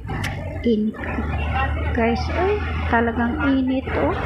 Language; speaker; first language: Filipino; non-native, local second language; Cebuano